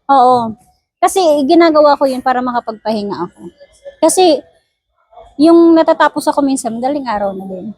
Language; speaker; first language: Filipino; non-native, local second language; Bikol